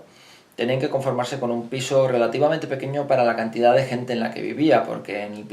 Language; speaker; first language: Spanish; native; Spanish